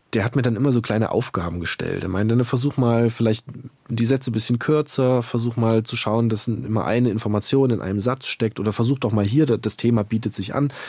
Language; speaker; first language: German; native; German